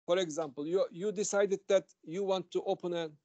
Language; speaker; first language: English; non-native, fluent; Turkish